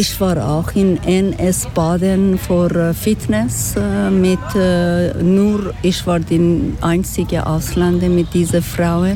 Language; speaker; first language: German; non-native, learner; Persian